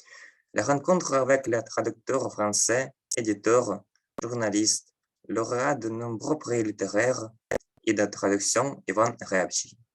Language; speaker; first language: French; non-native, learner; Ukrainian